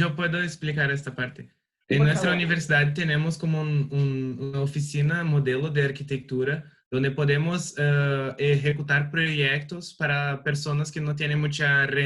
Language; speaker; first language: Spanish; non-native, learner; Portuguese